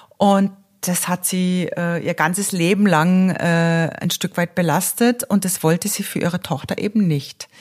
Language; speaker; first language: German; native; German